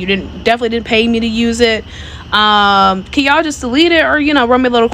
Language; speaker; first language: English; native; English